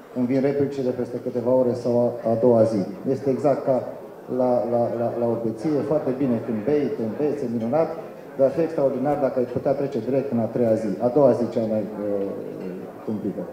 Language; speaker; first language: Romanian; native; Romanian